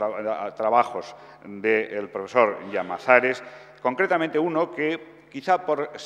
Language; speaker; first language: Spanish; native; Spanish